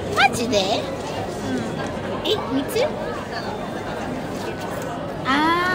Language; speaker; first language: Japanese; early bilingual, other home language; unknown